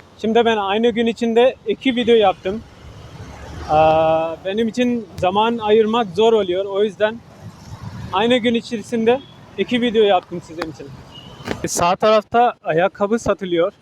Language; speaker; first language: Turkish; non-native, fluent; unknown